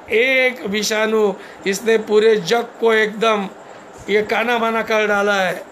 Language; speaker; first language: Hindi; non-native, local second language; Marathi